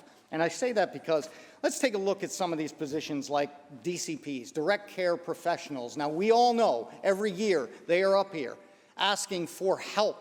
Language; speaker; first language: English; native; English